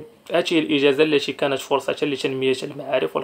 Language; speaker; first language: Arabic; native; Arabic